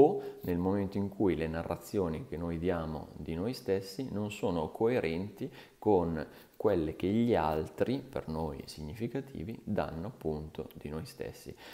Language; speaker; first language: Italian; native; Italian